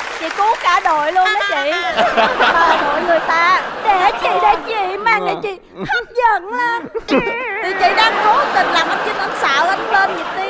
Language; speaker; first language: Vietnamese; native; Vietnamese